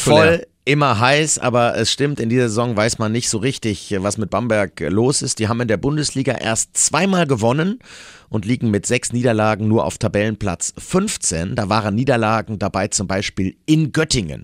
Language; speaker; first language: German; native; German